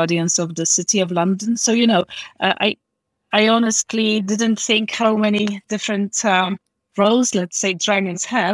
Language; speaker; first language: English; non-native, fluent; Polish